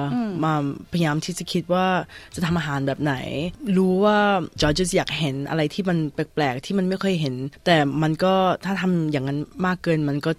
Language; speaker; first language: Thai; early bilingual, heritage; Thai